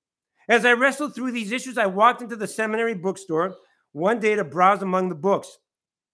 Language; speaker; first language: English; native; English